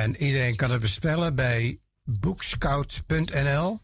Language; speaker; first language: Dutch; native; Dutch